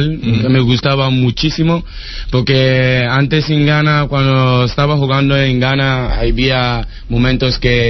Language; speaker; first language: Spanish; non-native, learner; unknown